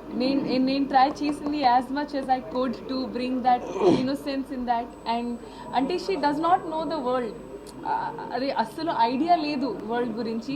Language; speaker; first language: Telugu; non-native, fluent; Hindi